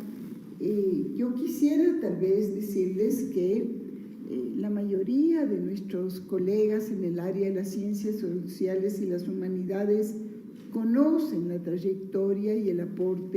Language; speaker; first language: Spanish; native; Spanish